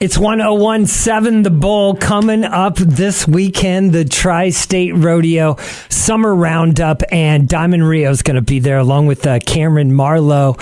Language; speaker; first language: English; native; English